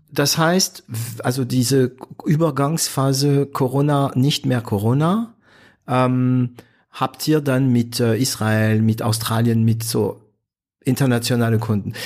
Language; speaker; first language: German; non-native, fluent; French